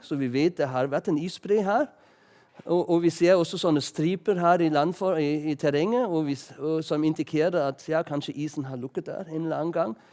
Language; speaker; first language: Norwegian; non-native, fluent; German